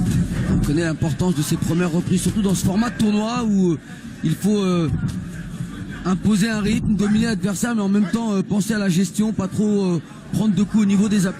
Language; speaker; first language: French; native; French